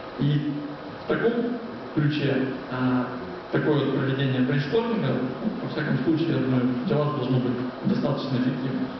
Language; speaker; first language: Russian; native; Russian